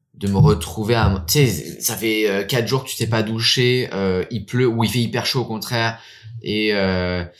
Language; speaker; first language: French; early bilingual, heritage; French